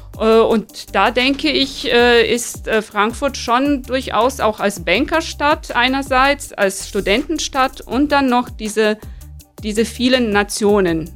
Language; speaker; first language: German; non-native, fluent; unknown